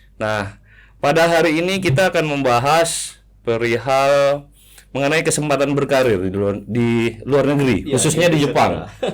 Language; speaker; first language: Indonesian; native; Indonesian